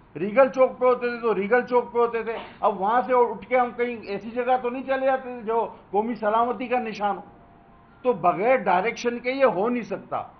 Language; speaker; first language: Urdu; non-native, local second language; Sindhi